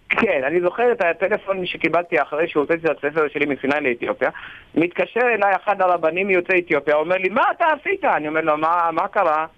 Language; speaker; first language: Hebrew; early bilingual, other home language; Amharic